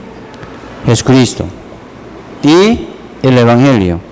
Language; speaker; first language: Spanish; non-native, learner; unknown